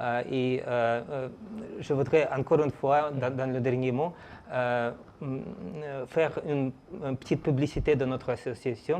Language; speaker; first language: French; non-native, fluent; Russian